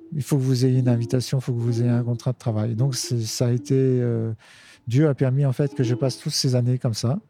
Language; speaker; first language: French; native; French